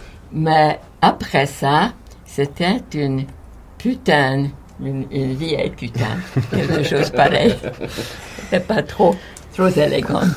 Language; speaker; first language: French; non-native, fluent; Hungarian